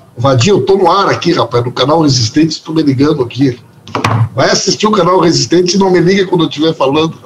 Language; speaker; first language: Portuguese; native; Portuguese